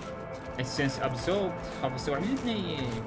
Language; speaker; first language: Arabic; native; Arabic